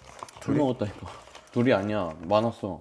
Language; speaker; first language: Korean; native; Korean